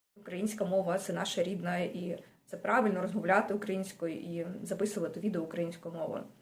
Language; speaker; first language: Ukrainian; non-native, local second language; Russian